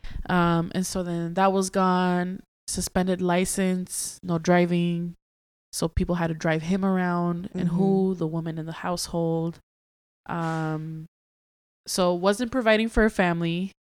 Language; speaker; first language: English; early bilingual, other home language; Spanish